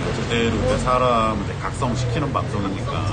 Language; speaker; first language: Korean; native; Korean